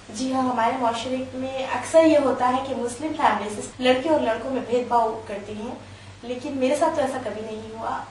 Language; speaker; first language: Urdu; native; Urdu